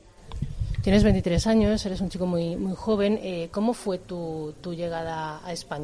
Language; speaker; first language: Spanish; native; Spanish